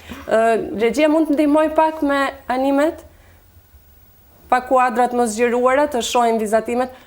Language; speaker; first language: Albanian; native; Albanian